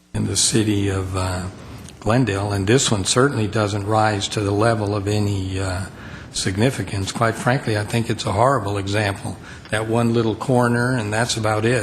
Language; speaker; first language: English; native; English